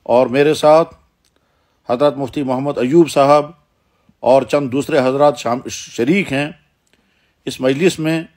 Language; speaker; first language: Urdu; non-native, local second language; Kashmiri